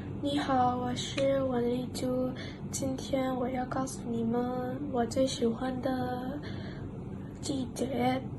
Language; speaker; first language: Chinese; non-native, learner; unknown